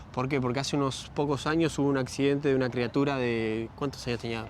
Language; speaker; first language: Spanish; native; Spanish